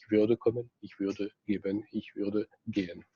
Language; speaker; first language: German; non-native, fluent; French